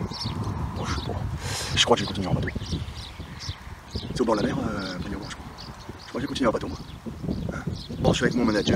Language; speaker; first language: French; native; French